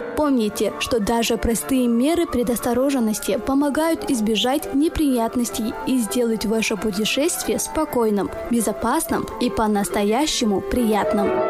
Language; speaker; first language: Russian; non-native, local second language; Tajik